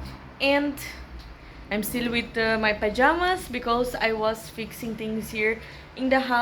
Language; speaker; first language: English; non-native, learner; Portuguese